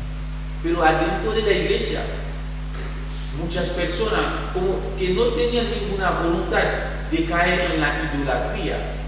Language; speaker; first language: Spanish; non-native, fluent; French